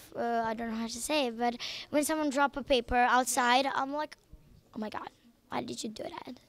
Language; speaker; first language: English; non-native, learner; Serbian